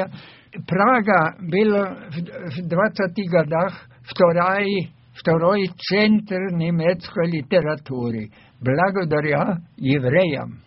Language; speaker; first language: Russian; non-native, fluent; German